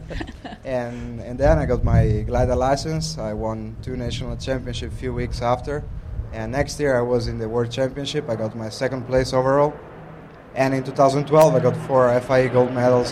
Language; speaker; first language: English; non-native, fluent; Italian